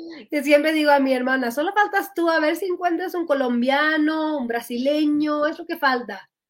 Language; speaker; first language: Spanish; non-native, fluent; Swedish